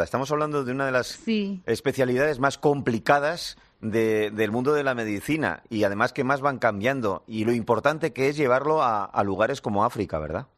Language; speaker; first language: Spanish; native; Spanish